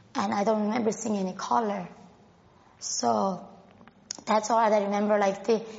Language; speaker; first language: English; non-native, fluent; Korean